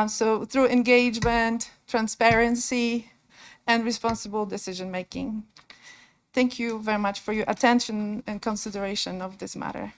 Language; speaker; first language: English; non-native, fluent; Polish